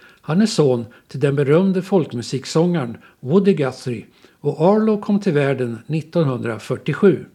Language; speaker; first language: Swedish; native; Swedish